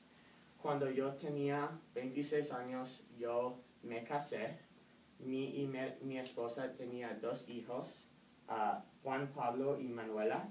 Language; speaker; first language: Spanish; non-native, learner; English